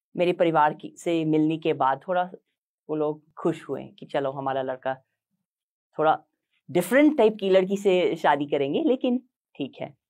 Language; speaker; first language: Hindi; non-native, fluent; English